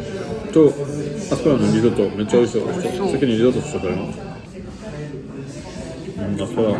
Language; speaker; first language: Japanese; non-native, fluent; French